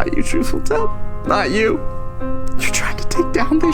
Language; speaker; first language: English; native; English